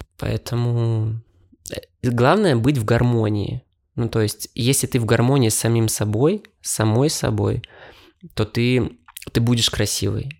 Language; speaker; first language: Russian; native; Russian